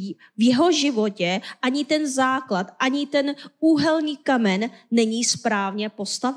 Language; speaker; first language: Czech; non-native, fluent; Korean